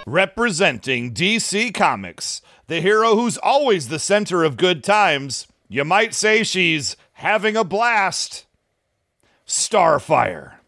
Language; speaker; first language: English; native; English